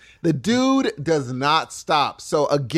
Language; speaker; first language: English; native; English